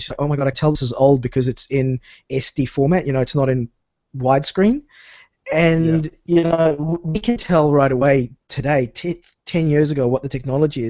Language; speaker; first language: English; native; English